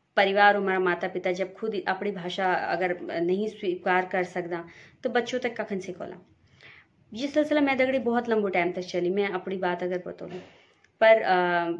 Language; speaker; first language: Hindi; non-native, local second language; Garhwali